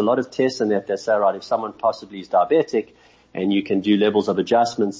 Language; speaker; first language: English; native; English